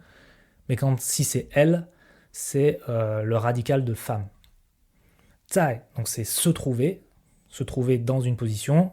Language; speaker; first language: French; native; French